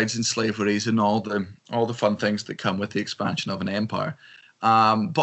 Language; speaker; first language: English; native; English